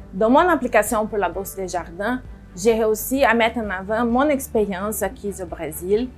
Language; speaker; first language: French; non-native, fluent; Portuguese